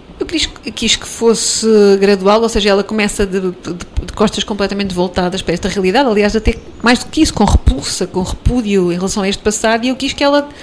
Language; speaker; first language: Portuguese; native; Portuguese